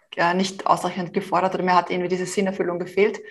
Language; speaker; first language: German; native; German